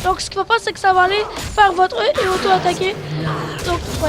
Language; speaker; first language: French; native; French